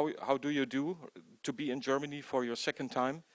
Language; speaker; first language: English; non-native, learner; German